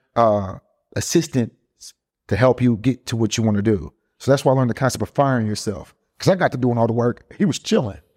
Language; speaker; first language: English; early bilingual, other home language; Spanish